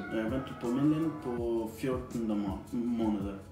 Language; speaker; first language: Swedish; non-native, fluent; Persian